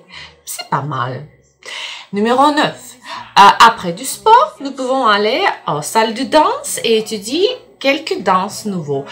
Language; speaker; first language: French; non-native, learner; Russian